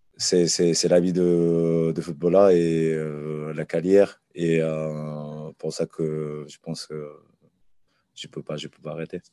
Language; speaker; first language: French; non-native, learner; Japanese